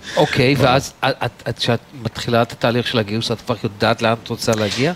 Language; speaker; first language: Hebrew; native; Hebrew